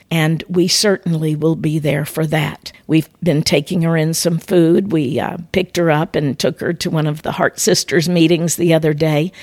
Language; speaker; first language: English; native; English